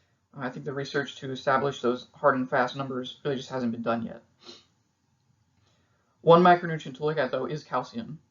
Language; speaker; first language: English; native; English